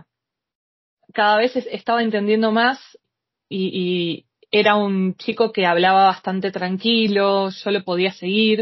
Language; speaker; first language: Spanish; native; Spanish